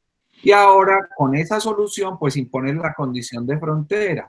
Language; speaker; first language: Spanish; native; Spanish